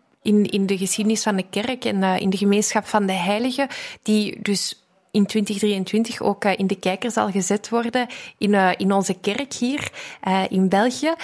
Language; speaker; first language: Dutch; native; Dutch